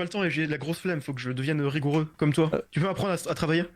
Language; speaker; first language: French; native; French